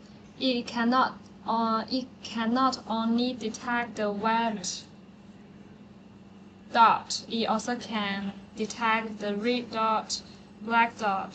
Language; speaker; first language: English; non-native, learner; Chinese